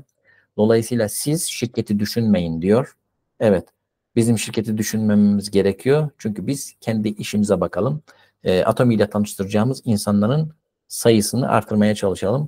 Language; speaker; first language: Turkish; native; Turkish